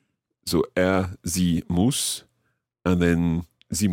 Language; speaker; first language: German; non-native, learner; English